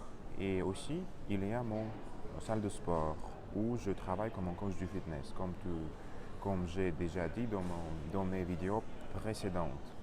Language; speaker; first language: French; non-native, learner; Russian